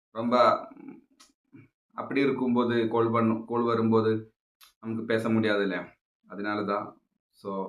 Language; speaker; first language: Tamil; non-native, local second language; Malayalam